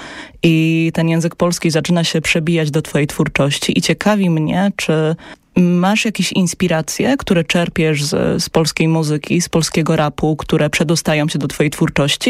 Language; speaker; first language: Polish; native; Polish